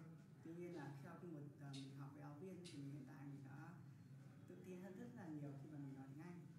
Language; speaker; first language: Vietnamese; native; Vietnamese